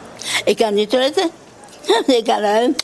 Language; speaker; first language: Dutch; non-native, local second language; Papiamento